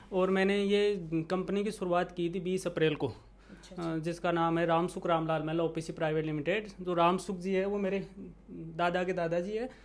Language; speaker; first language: Hindi; native; Hindi